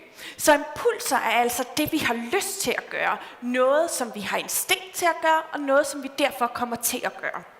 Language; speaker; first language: Danish; native; Danish